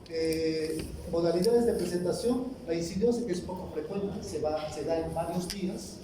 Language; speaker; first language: Spanish; native; Spanish